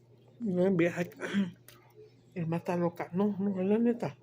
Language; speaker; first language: Spanish; early bilingual, heritage; Spanish